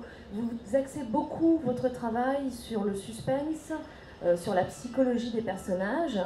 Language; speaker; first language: French; native; French